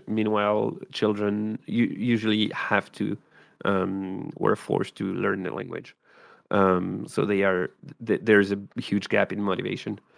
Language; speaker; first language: English; non-native, fluent; French